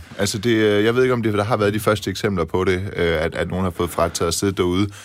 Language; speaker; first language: Danish; early bilingual, other home language; Persian